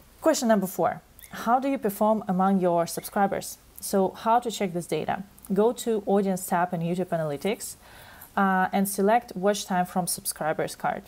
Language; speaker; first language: English; non-native, fluent; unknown